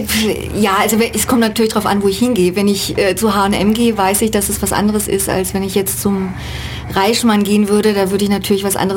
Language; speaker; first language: German; non-native, learner; Chinese